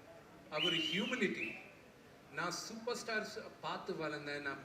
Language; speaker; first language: Tamil; non-native, local second language; Telugu